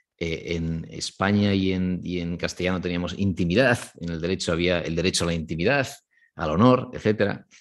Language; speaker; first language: Spanish; native; Spanish